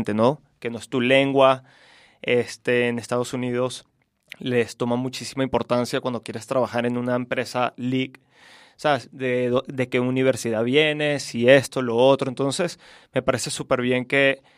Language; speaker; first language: Spanish; native; Spanish